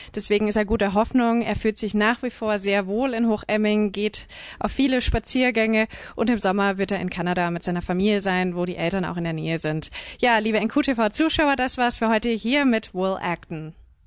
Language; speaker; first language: German; native; German